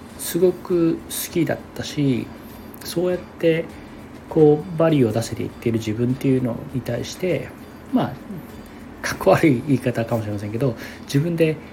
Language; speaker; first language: Japanese; native; Japanese